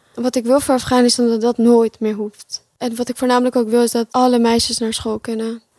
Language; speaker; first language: Dutch; early bilingual, other home language; Pashto